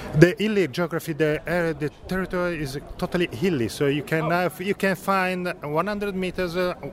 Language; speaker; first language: English; non-native, learner; Italian